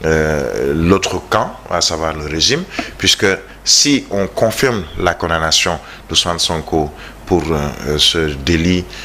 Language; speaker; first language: French; non-native, local second language; Wolof